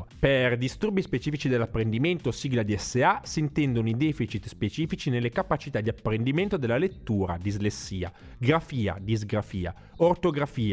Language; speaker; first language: Italian; native; Italian